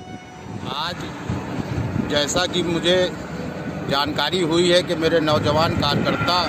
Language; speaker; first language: Hindi; native; Hindi